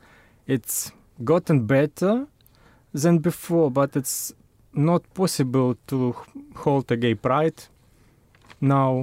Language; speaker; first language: English; non-native, learner; Russian